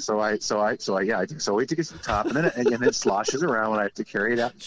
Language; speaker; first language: English; native; English